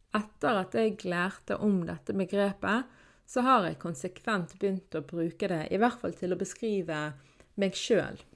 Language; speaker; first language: Norwegian; early bilingual, other home language; Arabic